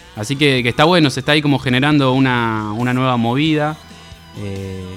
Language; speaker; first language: Spanish; native; Spanish